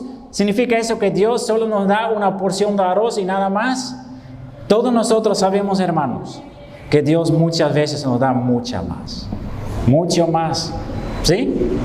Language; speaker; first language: Spanish; non-native, fluent; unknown